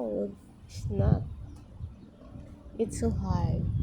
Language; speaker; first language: English; non-native, local second language; Filipino